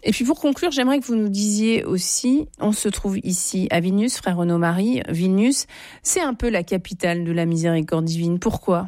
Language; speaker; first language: French; native; French